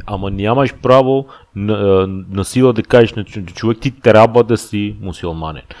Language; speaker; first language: Bulgarian; non-native, fluent; Persian